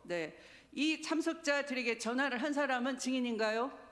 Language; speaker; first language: Korean; native; Korean